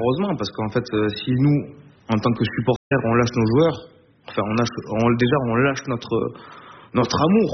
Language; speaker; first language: French; native; French